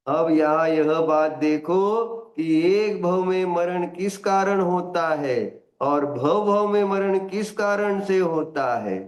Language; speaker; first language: Hindi; non-native, local second language; Marathi